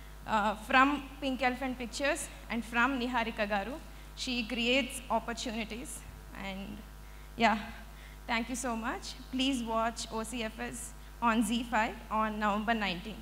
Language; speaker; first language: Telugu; native; Telugu